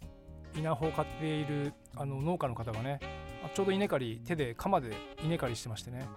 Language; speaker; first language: Japanese; native; Japanese